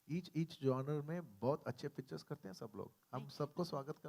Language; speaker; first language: Hindi; non-native, local second language; Telugu